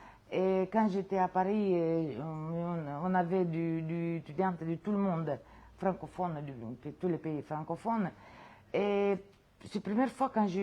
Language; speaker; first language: French; non-native, fluent; Romanian